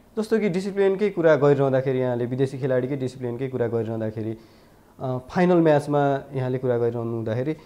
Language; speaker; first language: Nepali; native; Nepali